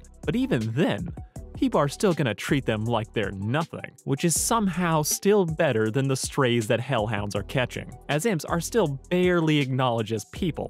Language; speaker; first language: English; native; English